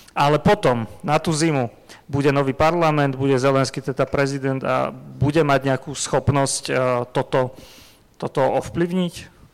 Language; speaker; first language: Slovak; native; Slovak